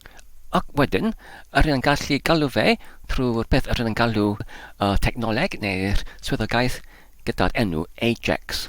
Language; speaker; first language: Welsh; non-native, learner; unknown